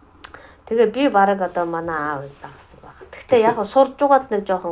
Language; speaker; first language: Mongolian; non-native, fluent; Russian